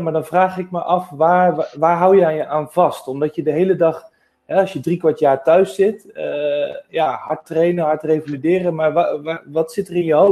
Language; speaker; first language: Dutch; native; Dutch